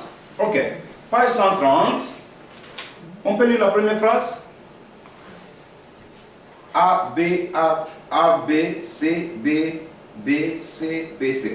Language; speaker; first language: French; non-native, fluent; Korean